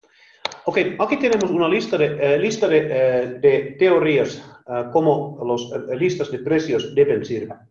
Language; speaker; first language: Spanish; non-native, learner; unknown